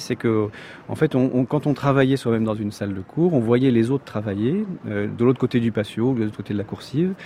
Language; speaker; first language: French; native; French